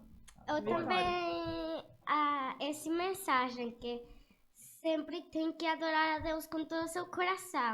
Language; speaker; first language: Portuguese; early bilingual, other home language; Spanish